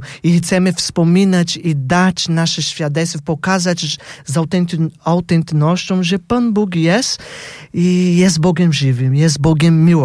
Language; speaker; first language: Polish; non-native, fluent; Portuguese